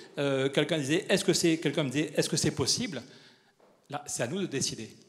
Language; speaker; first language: French; native; French